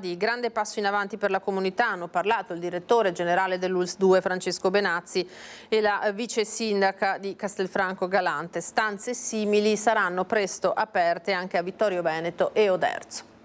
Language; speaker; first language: Italian; native; Italian